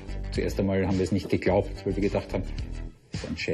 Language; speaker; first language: German; native; German